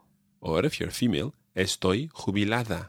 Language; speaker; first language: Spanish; non-native, fluent; English